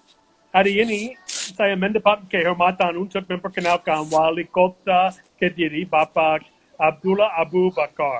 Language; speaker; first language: Indonesian; non-native, fluent; English